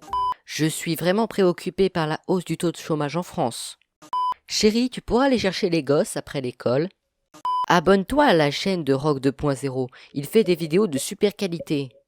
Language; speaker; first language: French; native; French